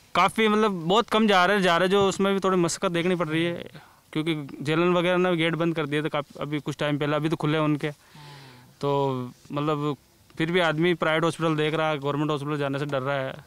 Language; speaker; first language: Hindi; native; Hindi